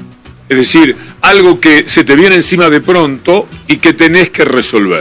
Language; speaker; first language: Spanish; native; Spanish